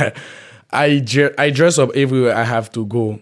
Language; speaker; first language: English; non-native, fluent; Haitian Creole